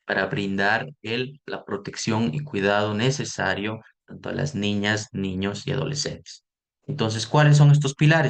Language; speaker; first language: Spanish; native; Spanish